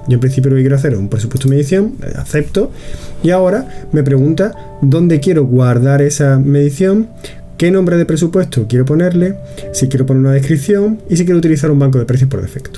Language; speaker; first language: Spanish; native; Spanish